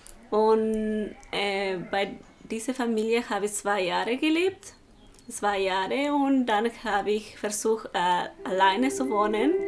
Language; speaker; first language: German; non-native, learner; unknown